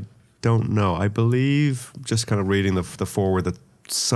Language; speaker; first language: English; native; English